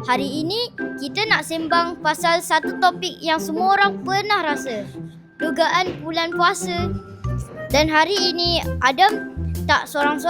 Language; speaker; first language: Malay; native; Malay